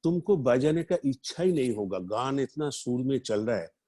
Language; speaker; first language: Hindi; non-native, local second language; Bangla